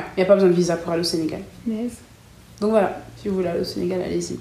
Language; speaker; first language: French; native; French